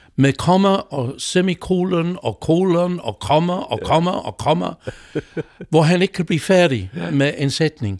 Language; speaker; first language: Danish; non-native, fluent; English